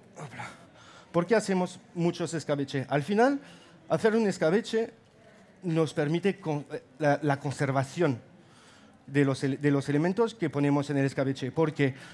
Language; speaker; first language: Spanish; non-native, fluent; German